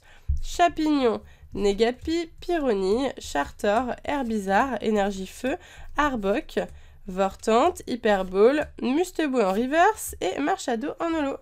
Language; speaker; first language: French; native; French